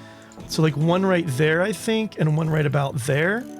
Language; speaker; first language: English; native; English